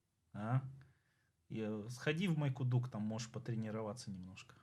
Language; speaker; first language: Russian; native; Russian